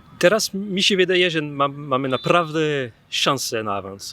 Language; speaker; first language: Polish; non-native, fluent; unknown